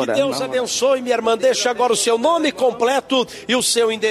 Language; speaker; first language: Portuguese; native; Portuguese